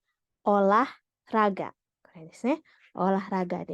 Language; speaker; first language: Japanese; non-native, fluent; Indonesian